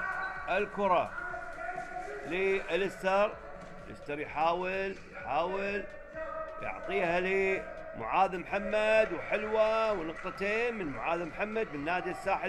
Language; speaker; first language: Arabic; native; Arabic